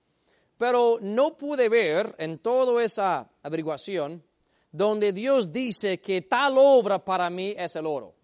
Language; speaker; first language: Spanish; native; Spanish